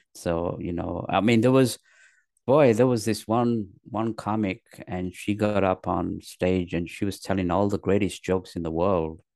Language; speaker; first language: English; native; English